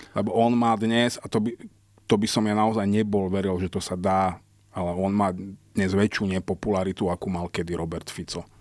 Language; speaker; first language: Slovak; non-native, local second language; Hungarian